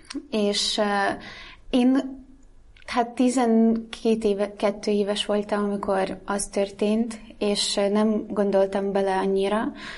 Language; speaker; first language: Hungarian; non-native, fluent; Russian